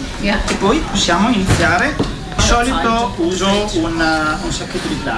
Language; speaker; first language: Italian; non-native, learner; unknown